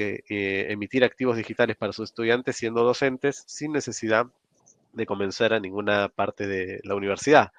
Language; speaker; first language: Spanish; native; Spanish